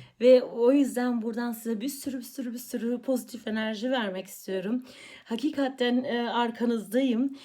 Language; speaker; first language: Turkish; early bilingual, heritage; Turkish